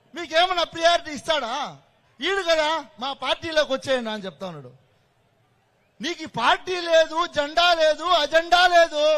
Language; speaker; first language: Telugu; native; Telugu